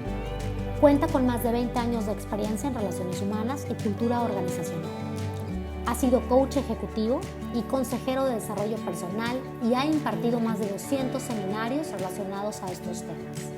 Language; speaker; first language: Spanish; native; Spanish